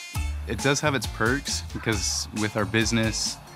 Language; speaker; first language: English; native; English